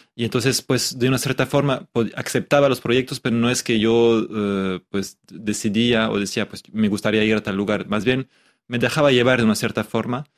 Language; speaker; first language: Spanish; non-native, fluent; French